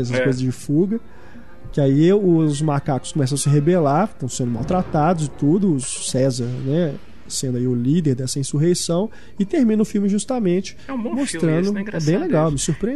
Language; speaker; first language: Portuguese; native; Portuguese